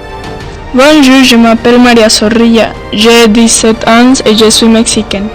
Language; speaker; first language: French; non-native, learner; Spanish